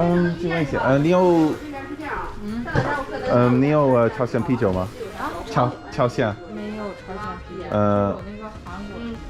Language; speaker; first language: Chinese; non-native, learner; English